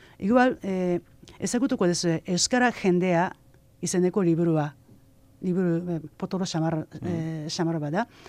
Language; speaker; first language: Basque; non-native, fluent; Japanese